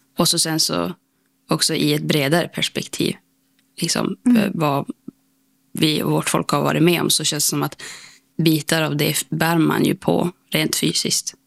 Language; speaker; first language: Swedish; native; Swedish